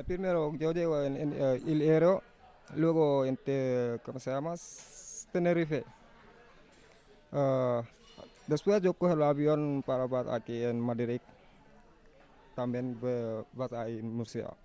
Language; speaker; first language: Spanish; non-native, learner; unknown